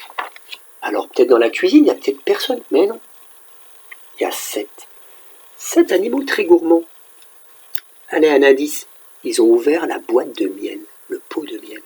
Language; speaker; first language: French; native; French